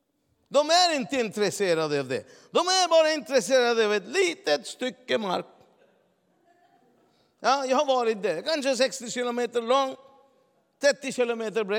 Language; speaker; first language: Swedish; non-native, fluent; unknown